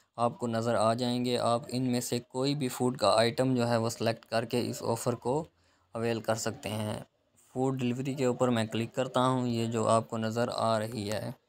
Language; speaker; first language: Urdu; non-native, local second language; Punjabi